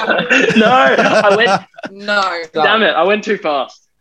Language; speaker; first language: English; native; English